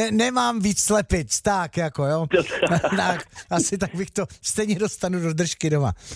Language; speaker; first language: Czech; native; Czech